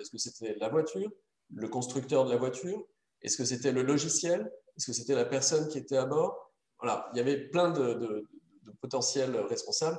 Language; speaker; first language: French; native; French